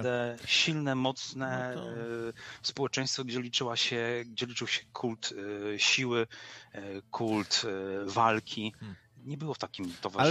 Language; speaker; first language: Polish; native; Polish